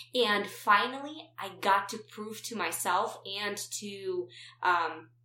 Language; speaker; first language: English; non-native, fluent; Romanian